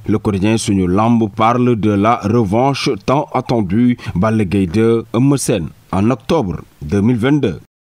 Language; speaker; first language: French; non-native, local second language; Wolof